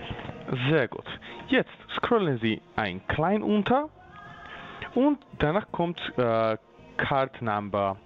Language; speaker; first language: German; non-native, learner; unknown